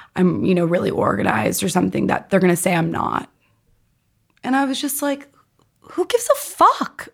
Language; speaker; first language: English; native; English